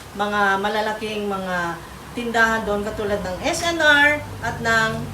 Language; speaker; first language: Filipino; non-native, local second language; Cebuano